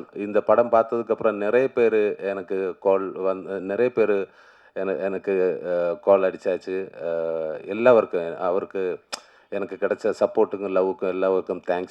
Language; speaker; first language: Tamil; non-native, learner; Malayalam